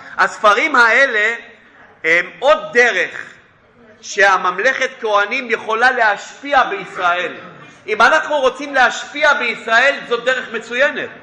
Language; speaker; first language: Hebrew; non-native, fluent; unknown